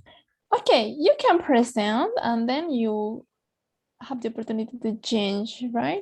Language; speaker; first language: English; non-native, fluent; Spanish